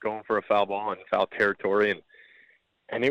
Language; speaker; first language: English; early bilingual, other home language; Spanish